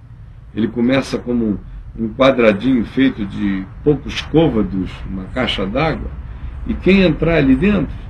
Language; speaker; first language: Portuguese; native; Portuguese